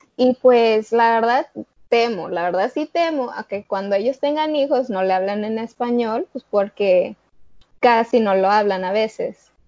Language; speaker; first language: Spanish; early bilingual, heritage; Spanish